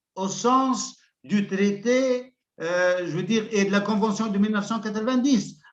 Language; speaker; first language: French; non-native, local second language; Arabic